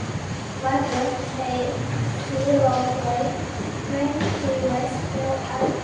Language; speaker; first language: English; non-native, learner; Indonesian